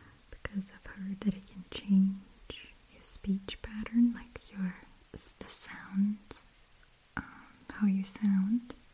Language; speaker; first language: English; non-native, fluent; Russian